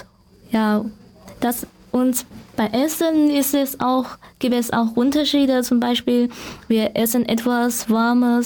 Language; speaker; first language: German; non-native, learner; Chinese